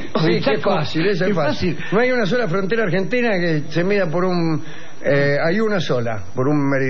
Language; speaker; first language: Spanish; native; Spanish